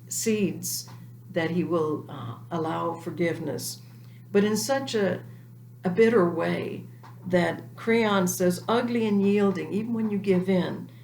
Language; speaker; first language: English; native; English